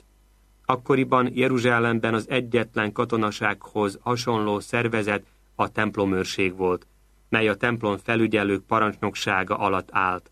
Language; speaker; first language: Hungarian; native; Hungarian